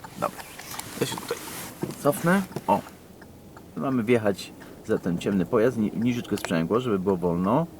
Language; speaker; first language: Polish; native; Polish